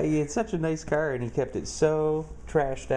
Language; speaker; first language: English; native; English